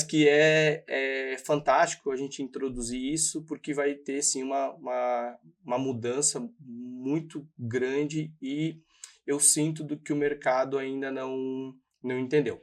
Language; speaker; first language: Portuguese; native; Portuguese